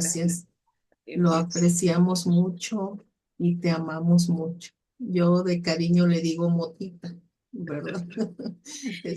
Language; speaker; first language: Spanish; native; Spanish